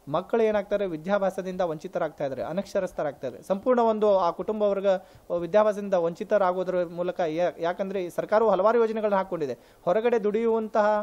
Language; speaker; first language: Kannada; non-native, local second language; Lambadi